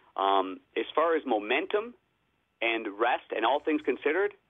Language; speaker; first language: English; native; English